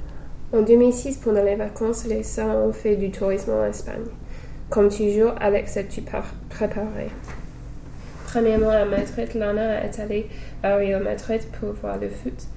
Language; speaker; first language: French; non-native, fluent; English